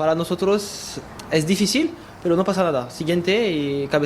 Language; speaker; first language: Spanish; non-native, learner; French